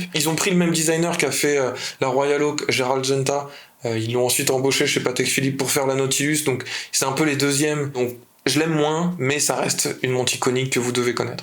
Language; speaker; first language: French; native; French